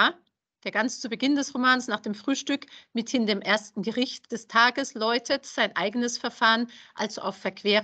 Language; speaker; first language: German; native; German